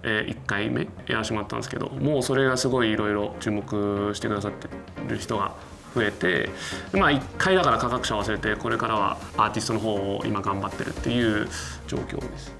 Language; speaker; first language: Japanese; native; Japanese